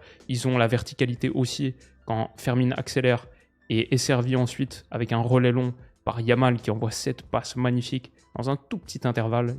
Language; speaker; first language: French; native; French